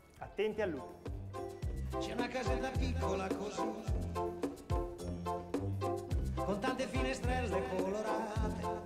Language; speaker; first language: Italian; native; Italian